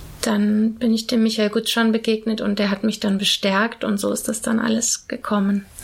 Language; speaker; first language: German; native; German